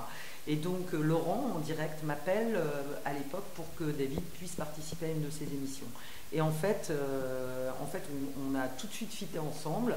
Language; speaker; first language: French; native; French